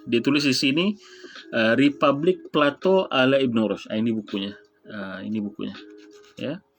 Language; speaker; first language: Malay; native; Malay